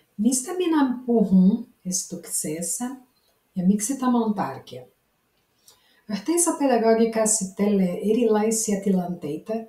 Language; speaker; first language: Finnish; non-native, learner; Portuguese